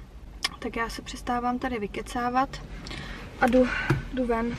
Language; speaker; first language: Czech; native; Czech